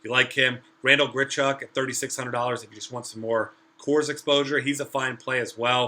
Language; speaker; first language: English; native; English